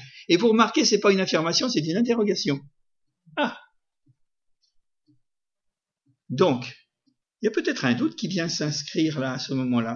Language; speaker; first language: French; native; French